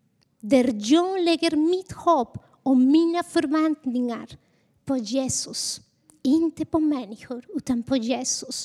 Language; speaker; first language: Swedish; non-native, fluent; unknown